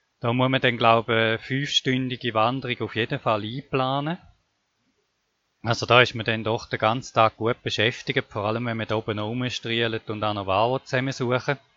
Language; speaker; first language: German; native; German